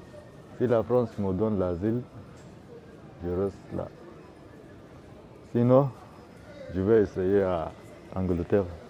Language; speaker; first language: French; non-native, learner; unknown